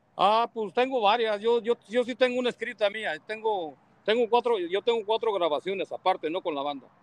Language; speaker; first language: Spanish; native; Spanish